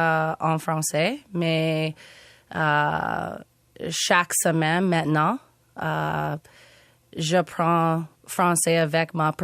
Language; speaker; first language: French; non-native, learner; English